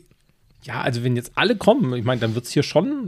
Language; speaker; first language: German; native; German